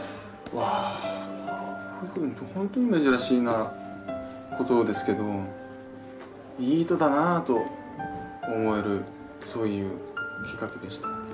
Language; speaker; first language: Japanese; non-native, fluent; Korean